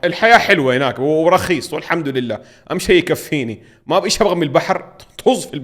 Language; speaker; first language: Arabic; native; Arabic